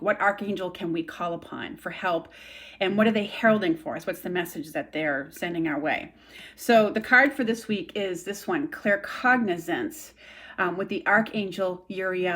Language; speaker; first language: English; native; English